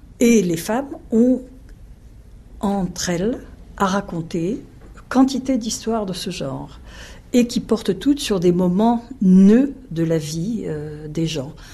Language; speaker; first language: French; native; French